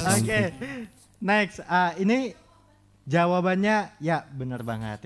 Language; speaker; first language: Indonesian; native; Indonesian